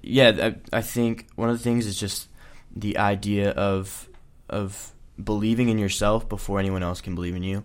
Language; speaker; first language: English; native; English